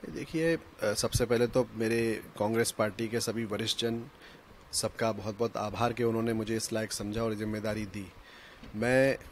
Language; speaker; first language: Hindi; native; Hindi